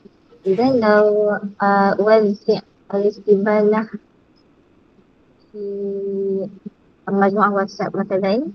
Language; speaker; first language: Arabic; non-native, learner; Malay